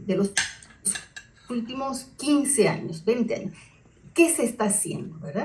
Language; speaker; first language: Spanish; native; Spanish